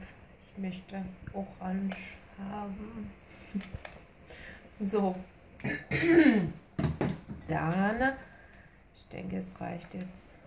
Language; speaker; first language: German; non-native, fluent; Persian